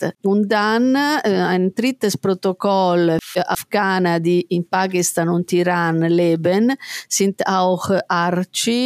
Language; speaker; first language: German; non-native, fluent; Italian